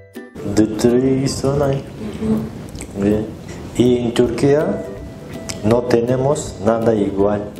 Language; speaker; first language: Spanish; non-native, learner; Turkish